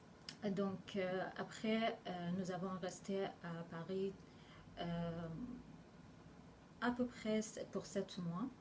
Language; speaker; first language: French; non-native, learner; Arabic